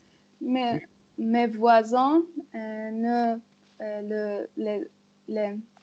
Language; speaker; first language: French; non-native, learner; Persian